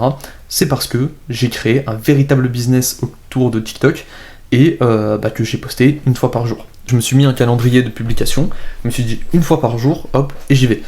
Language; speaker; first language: French; native; French